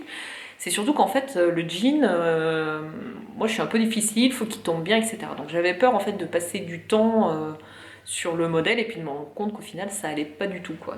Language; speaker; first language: French; native; French